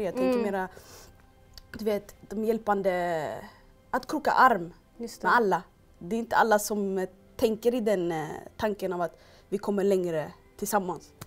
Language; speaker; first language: Swedish; early bilingual, other home language; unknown